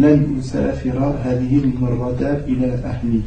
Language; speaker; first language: Arabic; non-native, learner; French